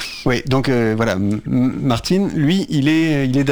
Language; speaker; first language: French; native; French